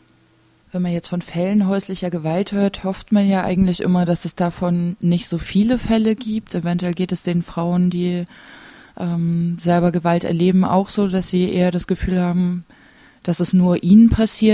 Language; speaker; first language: German; native; German